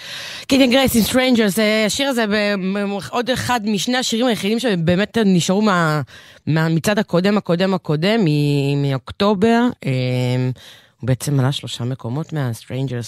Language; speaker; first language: Hebrew; native; Hebrew